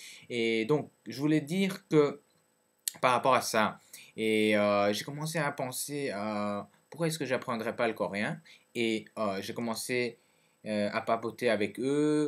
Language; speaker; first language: French; early bilingual, other home language; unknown